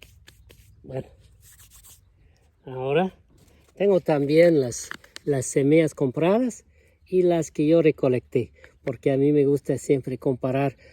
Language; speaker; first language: Spanish; non-native, fluent; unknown